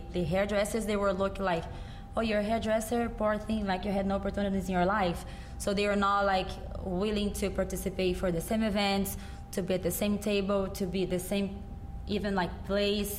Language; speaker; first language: English; non-native, fluent; Portuguese